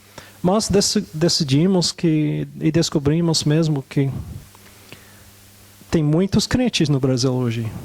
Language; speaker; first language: Portuguese; non-native, fluent; English